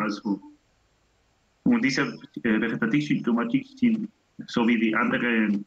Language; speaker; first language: German; non-native, learner; Spanish